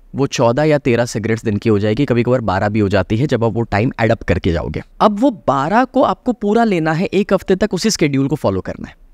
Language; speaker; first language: Hindi; native; Hindi